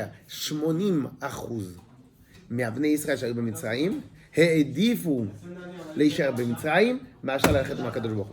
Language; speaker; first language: Hebrew; non-native, fluent; French